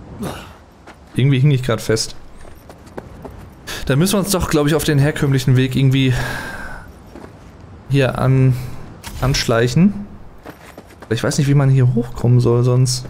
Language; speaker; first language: German; native; German